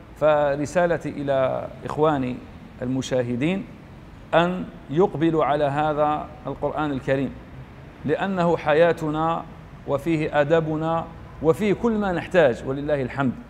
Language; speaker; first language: Arabic; native; Arabic